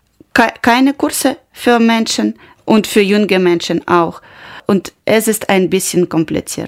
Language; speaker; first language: German; non-native, learner; Ukrainian